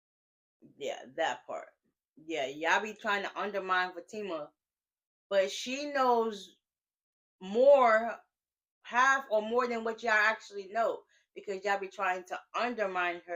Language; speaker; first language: English; native; English